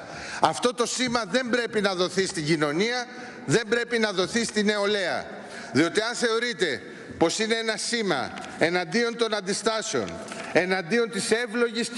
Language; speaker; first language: Greek; native; Greek